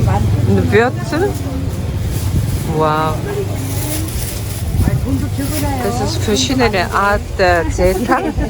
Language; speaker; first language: German; non-native, learner; Korean